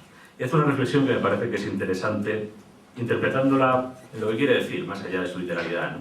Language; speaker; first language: Spanish; native; Spanish